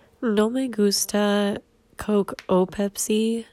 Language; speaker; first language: Spanish; non-native, learner; English